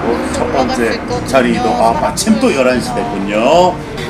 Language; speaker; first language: Korean; native; Korean